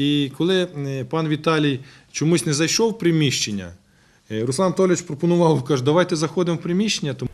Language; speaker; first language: Ukrainian; native; Ukrainian